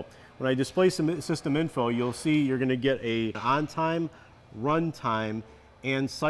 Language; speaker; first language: English; native; English